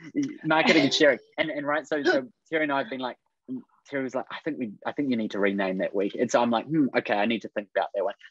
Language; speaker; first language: English; native; English